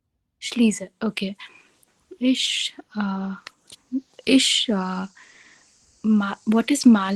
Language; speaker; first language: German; non-native, learner; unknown